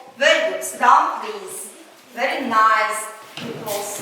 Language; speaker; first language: English; non-native, learner; Kazakh